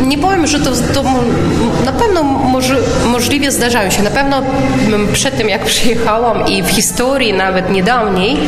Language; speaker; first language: Polish; non-native, local second language; Ukrainian